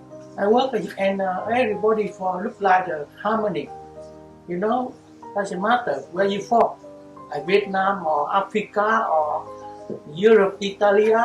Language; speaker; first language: English; non-native, learner; Vietnamese